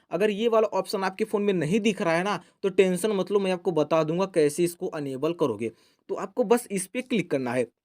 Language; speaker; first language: Hindi; native; Hindi